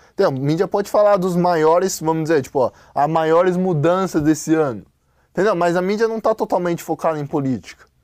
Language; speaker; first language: Portuguese; non-native, fluent; Chinese